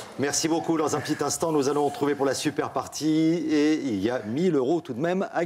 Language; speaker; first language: French; native; French